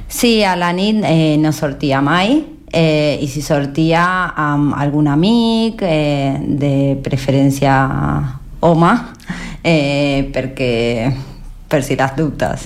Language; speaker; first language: Catalan; non-native, learner; Spanish